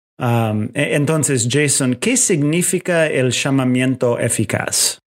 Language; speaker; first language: Spanish; non-native, fluent; English